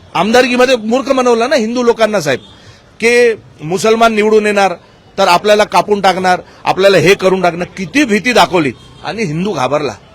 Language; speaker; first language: Marathi; non-native, local second language; Gujarati